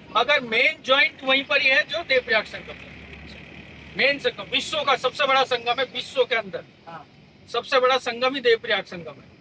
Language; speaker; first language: Hindi; non-native, local second language; Bangla